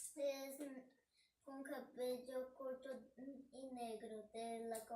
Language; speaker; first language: Spanish; non-native, learner; Portuguese